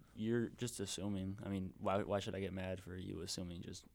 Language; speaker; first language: English; early bilingual, other home language; Spanish